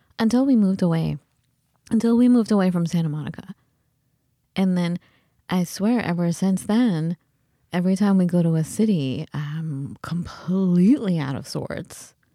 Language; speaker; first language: English; early bilingual, other home language; Persian